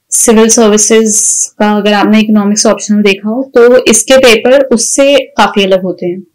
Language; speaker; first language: Hindi; native; Hindi